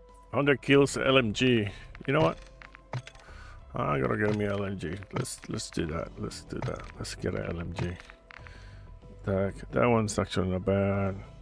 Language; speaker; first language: English; non-native, local second language; Spanish